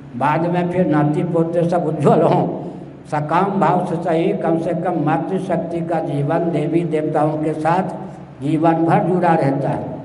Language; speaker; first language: Hindi; non-native, local second language; Maithili